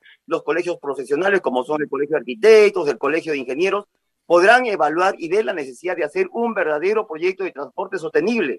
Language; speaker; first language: Spanish; native; Spanish